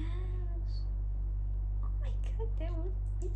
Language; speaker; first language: English; non-native, local second language; Indonesian